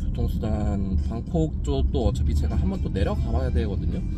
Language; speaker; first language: Korean; native; Korean